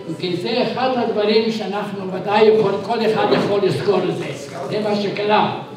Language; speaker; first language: Hebrew; non-native, fluent; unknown